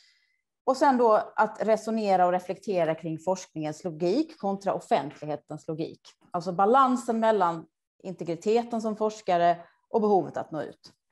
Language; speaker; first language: Swedish; native; Swedish